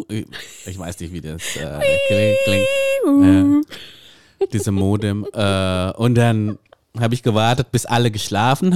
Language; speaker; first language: German; non-native, fluent; Indonesian